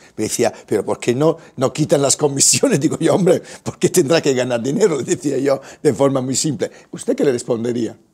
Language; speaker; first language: Spanish; non-native, fluent; Italian